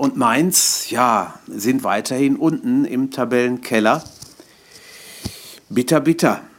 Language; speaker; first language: German; native; German